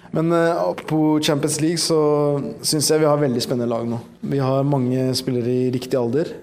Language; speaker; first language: Norwegian; early bilingual, other home language; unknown